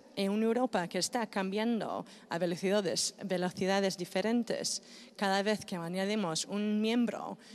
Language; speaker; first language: Spanish; non-native, fluent; Greek